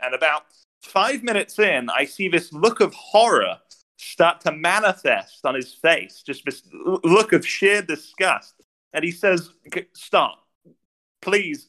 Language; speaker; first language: English; native; English